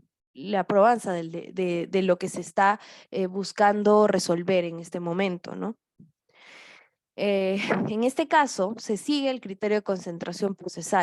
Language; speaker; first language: Spanish; native; Spanish